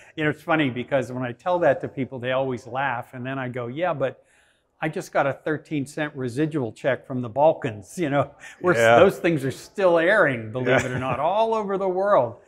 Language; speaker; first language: English; native; English